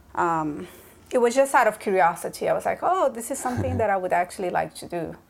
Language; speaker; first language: English; early bilingual, other home language; Portuguese